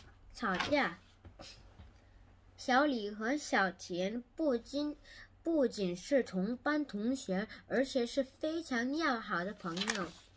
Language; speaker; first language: Chinese; non-native, learner; Korean